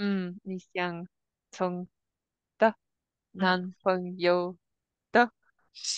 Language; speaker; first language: Chinese; non-native, learner; English